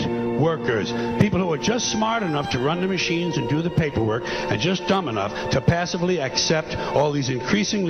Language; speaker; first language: English; native; English